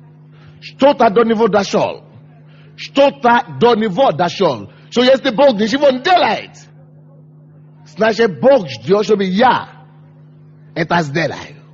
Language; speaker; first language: Russian; non-native, fluent; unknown